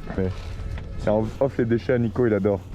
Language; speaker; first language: French; native; French